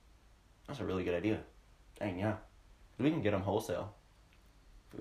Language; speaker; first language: English; native; English